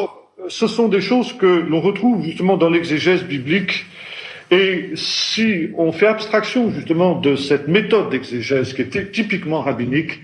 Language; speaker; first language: French; native; French